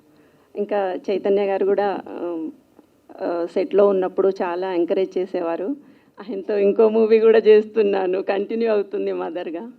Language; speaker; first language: Telugu; non-native, local second language; Kannada